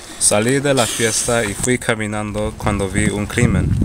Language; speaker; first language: Spanish; non-native, learner; English